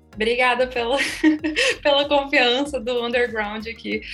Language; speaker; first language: Portuguese; native; Portuguese